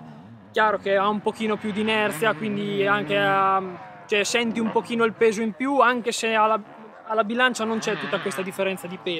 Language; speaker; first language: Italian; native; Italian